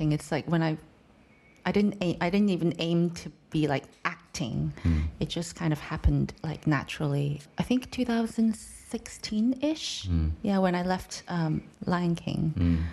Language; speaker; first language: English; non-native, local second language; Cantonese